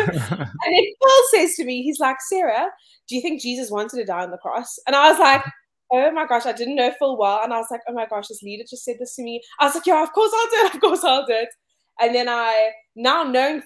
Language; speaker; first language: English; native; English